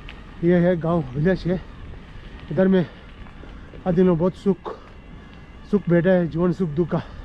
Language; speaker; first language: Hindi; non-native, learner; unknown